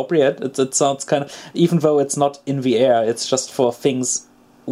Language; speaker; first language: English; non-native, fluent; German